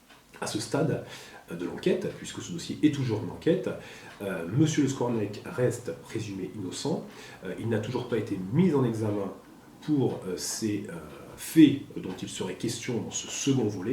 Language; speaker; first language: French; native; French